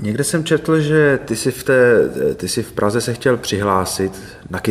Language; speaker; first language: Czech; native; Czech